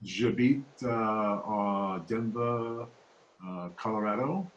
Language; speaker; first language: French; non-native, learner; English